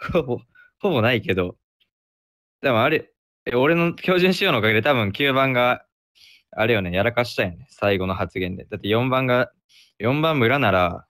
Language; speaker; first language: Japanese; native; Japanese